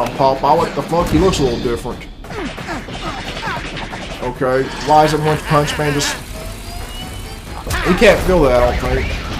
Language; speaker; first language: English; native; English